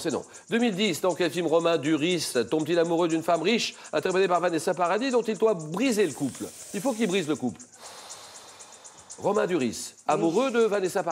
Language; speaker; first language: French; native; French